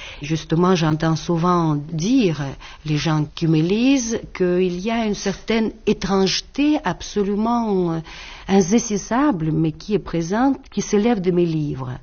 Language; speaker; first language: French; non-native, fluent; Russian